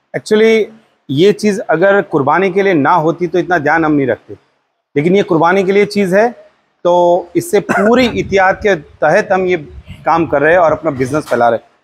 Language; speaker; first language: Hindi; non-native, local second language; Gujarati